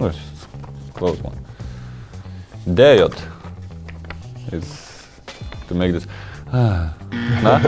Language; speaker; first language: English; non-native, fluent; Lithuanian